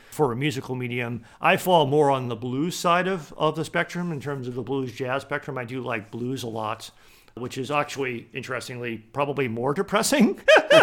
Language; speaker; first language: English; native; English